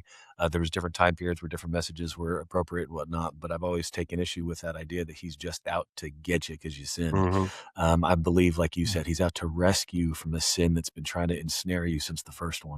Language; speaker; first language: English; native; English